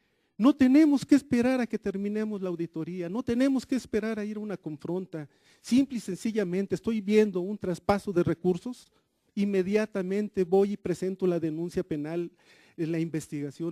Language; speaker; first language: Spanish; native; Spanish